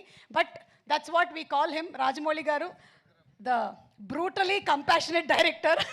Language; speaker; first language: Telugu; native; Telugu